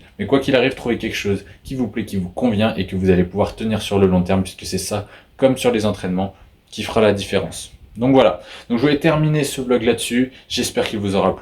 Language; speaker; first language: French; native; French